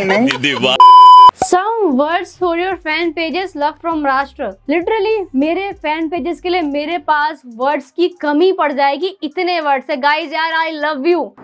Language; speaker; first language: Hindi; native; Hindi